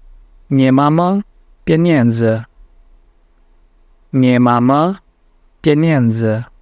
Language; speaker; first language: Polish; non-native, fluent; Indonesian